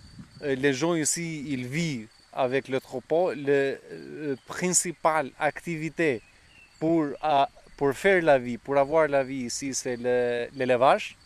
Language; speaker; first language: French; non-native, fluent; Albanian